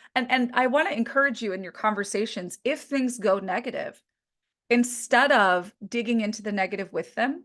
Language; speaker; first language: English; native; English